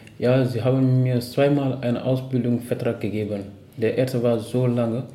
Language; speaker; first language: German; non-native, learner; Wolof